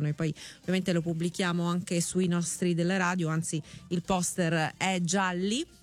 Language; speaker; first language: Italian; native; Italian